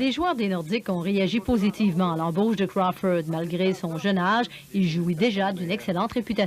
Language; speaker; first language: French; native; French